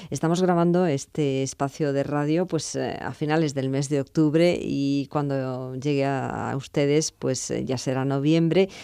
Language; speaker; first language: Spanish; native; Spanish